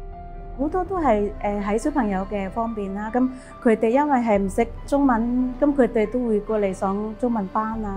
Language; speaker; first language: Cantonese; non-native, fluent; Indonesian